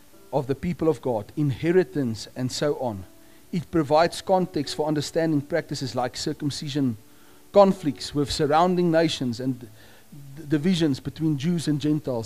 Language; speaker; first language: English; non-native, local second language; Afrikaans